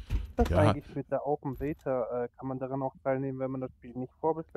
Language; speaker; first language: German; native; German